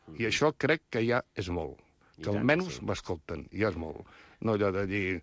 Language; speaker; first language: Catalan; native; Catalan